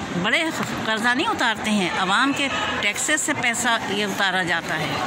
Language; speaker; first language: Urdu; native; Urdu